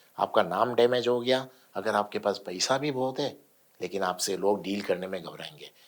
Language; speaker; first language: Urdu; native; Urdu